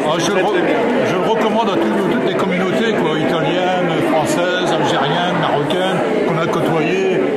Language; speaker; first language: French; native; French